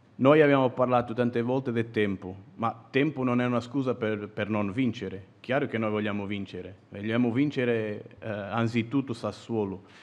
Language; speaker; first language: Italian; non-native, fluent; Portuguese